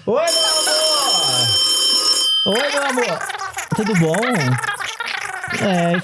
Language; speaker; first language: Portuguese; native; Portuguese